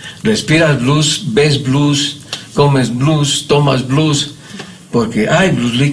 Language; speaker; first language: Spanish; native; Spanish